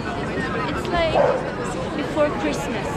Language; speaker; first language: English; non-native, learner; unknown